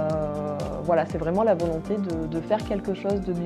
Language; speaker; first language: French; native; French